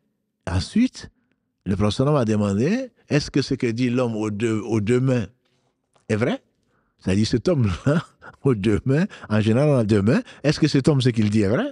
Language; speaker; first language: French; native; French